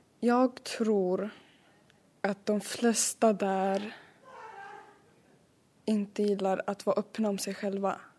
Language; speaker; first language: Swedish; early bilingual, other home language; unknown